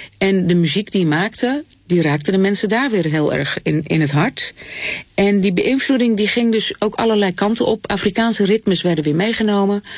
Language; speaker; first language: Dutch; native; Dutch